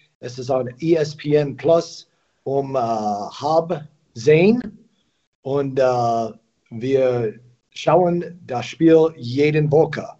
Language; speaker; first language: German; non-native, learner; English